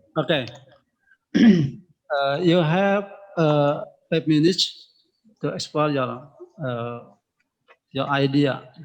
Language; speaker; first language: English; non-native, local second language; Indonesian